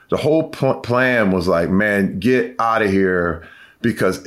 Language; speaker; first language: English; native; English